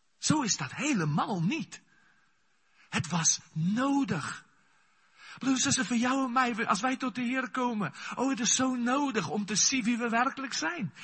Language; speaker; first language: Dutch; non-native, fluent; Afrikaans